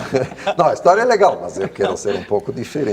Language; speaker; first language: Portuguese; non-native, fluent; Italian